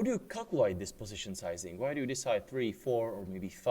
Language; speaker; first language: English; non-native, fluent; Czech